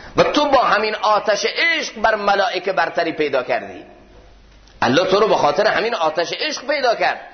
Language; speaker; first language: Persian; native; Persian